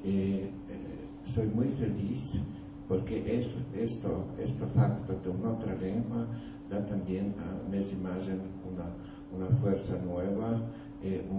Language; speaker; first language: Portuguese; non-native, learner; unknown